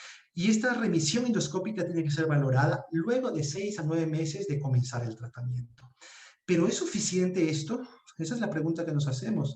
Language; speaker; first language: Spanish; native; Spanish